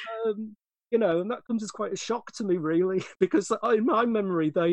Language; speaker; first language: English; native; English